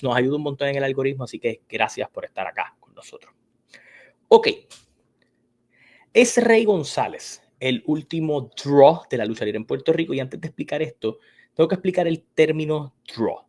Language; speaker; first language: Spanish; native; Spanish